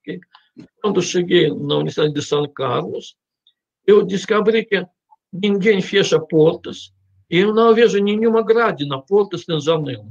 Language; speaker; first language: Portuguese; non-native, fluent; Russian